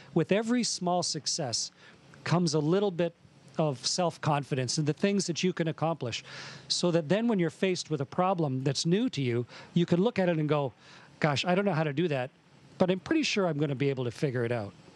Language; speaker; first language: English; native; English